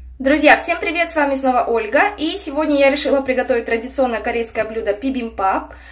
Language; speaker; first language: Russian; native; Russian